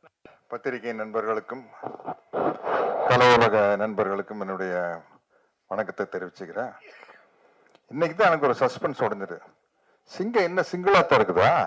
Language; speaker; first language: Tamil; native; Tamil